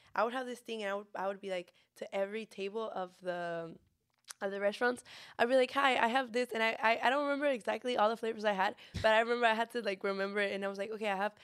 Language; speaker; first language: English; early bilingual, other home language; Spanish